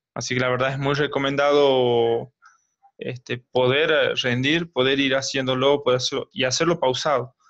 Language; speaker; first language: Spanish; native; Spanish